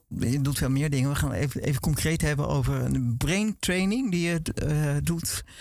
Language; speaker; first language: Dutch; native; Dutch